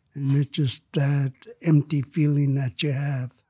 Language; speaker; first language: English; native; English